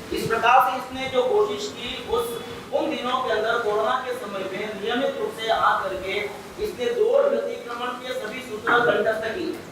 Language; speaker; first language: Hindi; native; Hindi